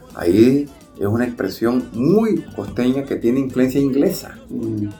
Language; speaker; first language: Spanish; native; Spanish